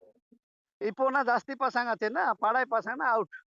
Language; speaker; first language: Tamil; non-native, learner; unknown